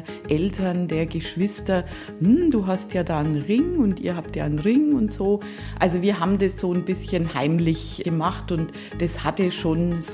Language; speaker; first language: German; native; German